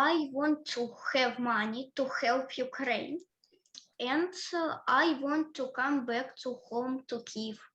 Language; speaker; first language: English; early bilingual, other home language; Ukrainian